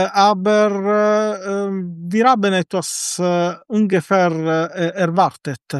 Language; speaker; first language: German; non-native, fluent; Italian